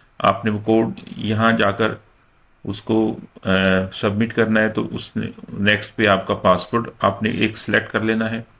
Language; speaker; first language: Urdu; non-native, local second language; Punjabi